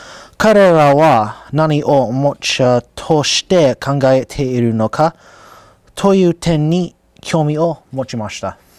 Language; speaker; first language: Japanese; non-native, learner; English